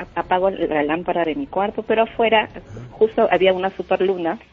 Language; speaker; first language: Spanish; native; Spanish